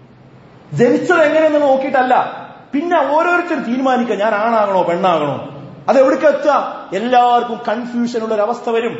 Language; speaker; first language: Malayalam; native; Malayalam